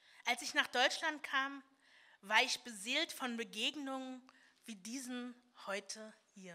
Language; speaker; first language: German; early bilingual, other home language; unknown